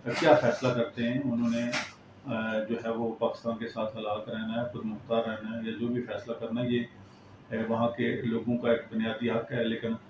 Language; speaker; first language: Urdu; non-native, local second language; Pahari-Potwari